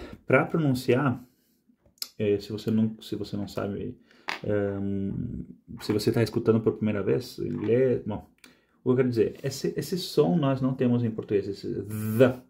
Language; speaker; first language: Portuguese; non-native, fluent; Spanish